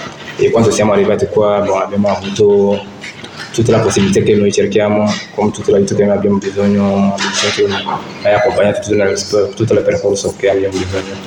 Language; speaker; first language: Italian; non-native, learner; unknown